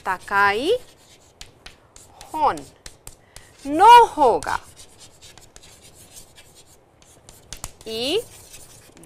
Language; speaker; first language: Japanese; non-native, fluent; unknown